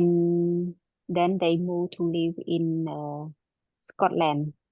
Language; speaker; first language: English; non-native, learner; Khmer